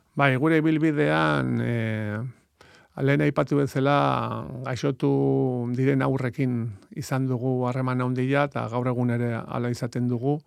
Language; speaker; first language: Basque; native; Basque